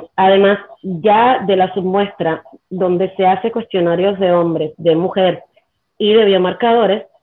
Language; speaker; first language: Spanish; native; Spanish